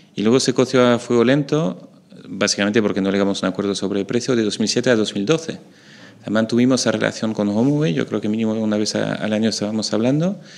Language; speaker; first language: Spanish; non-native, fluent; French